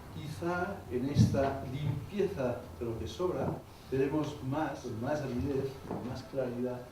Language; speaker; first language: Spanish; non-native, local second language; Catalan